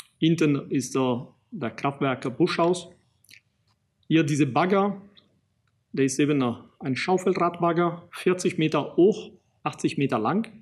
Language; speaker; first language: German; non-native, fluent; Italian